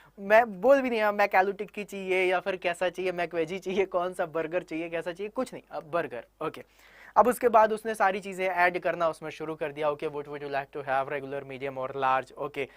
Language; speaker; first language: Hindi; native; Hindi